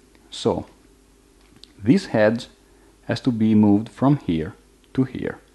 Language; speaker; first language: English; non-native, fluent; Italian